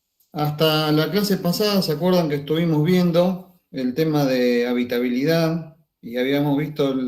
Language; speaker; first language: Spanish; native; Spanish